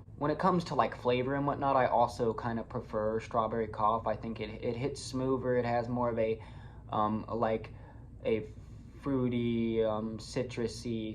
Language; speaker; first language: English; native; English